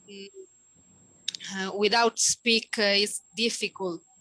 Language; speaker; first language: English; non-native, learner; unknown